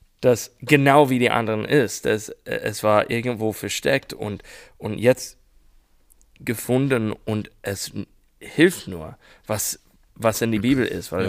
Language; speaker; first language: German; non-native, learner; English